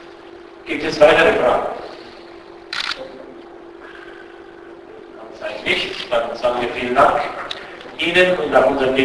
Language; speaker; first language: German; native; German